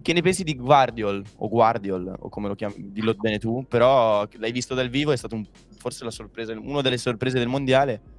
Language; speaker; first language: Italian; native; Italian